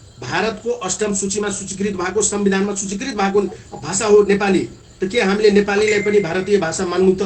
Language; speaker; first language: Nepali; non-native, local second language; Maithili